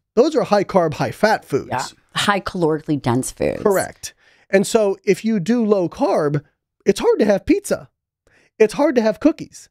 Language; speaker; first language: English; native; English